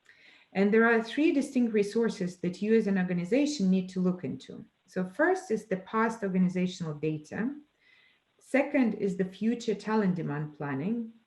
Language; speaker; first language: English; non-native, fluent; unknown